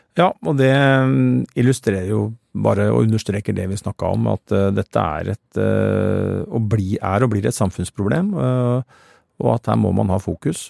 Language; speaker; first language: Norwegian; native; Norwegian